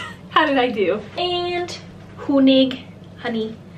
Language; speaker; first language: English; native; English